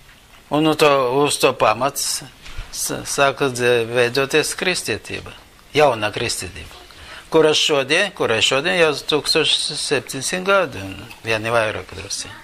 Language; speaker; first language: Latvian; non-native, local second language; Russian